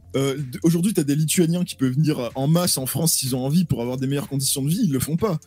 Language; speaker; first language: French; native; French